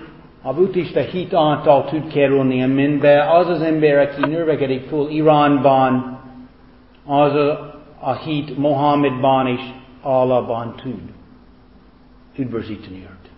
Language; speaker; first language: Hungarian; non-native, fluent; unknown